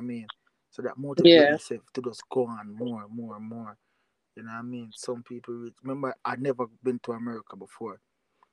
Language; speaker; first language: English; non-native, local second language; Jamaican Creole English